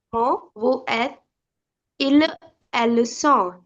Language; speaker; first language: French; non-native, learner; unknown